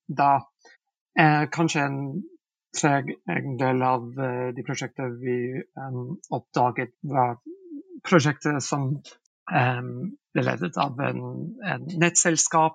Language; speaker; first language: Norwegian; non-native, fluent; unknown